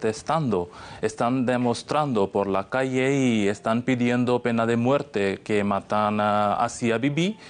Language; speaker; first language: Spanish; non-native, fluent; Urdu